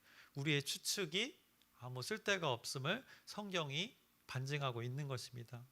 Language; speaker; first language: Korean; native; Korean